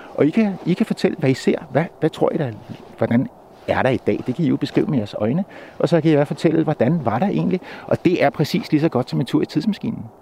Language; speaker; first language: Danish; native; Danish